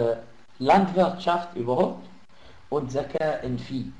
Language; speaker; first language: German; non-native, fluent; Arabic